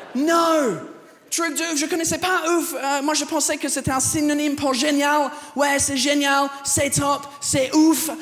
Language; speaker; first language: French; non-native, fluent; English